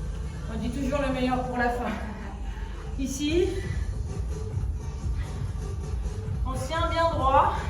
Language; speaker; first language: French; native; French